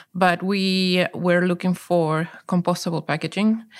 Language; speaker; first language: English; non-native, fluent; Spanish